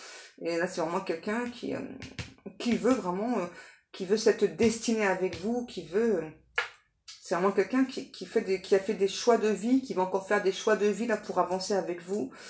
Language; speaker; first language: French; native; French